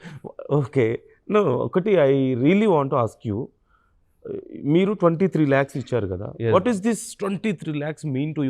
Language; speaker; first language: Telugu; native; Telugu